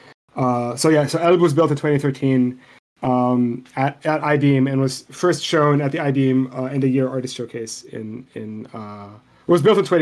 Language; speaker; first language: English; non-native, fluent; Arabic